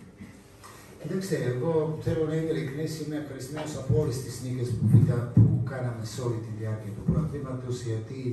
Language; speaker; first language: Greek; non-native, fluent; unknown